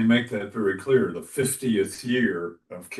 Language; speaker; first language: English; native; English